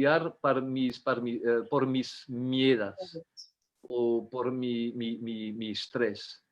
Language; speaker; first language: Spanish; non-native, fluent; French